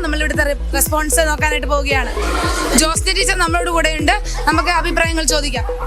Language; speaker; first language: Malayalam; native; Malayalam